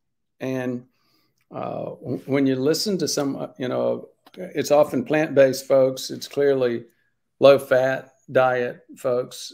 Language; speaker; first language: English; native; English